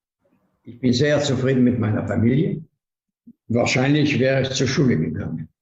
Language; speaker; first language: German; non-native, fluent; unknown